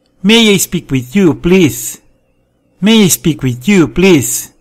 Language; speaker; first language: English; non-native, fluent; Portuguese